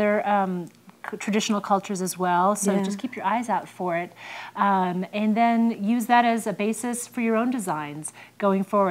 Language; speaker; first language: English; native; English